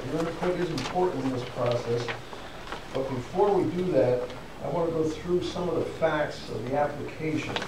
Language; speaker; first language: English; native; English